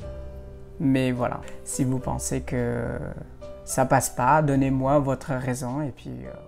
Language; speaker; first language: French; non-native, fluent; Indonesian